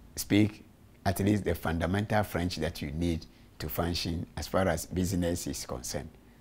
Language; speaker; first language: English; non-native, local second language; Akan